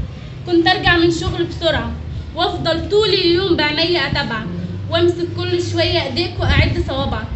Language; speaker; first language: Arabic; native; Arabic